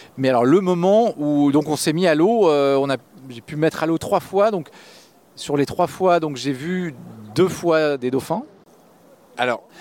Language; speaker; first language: French; native; French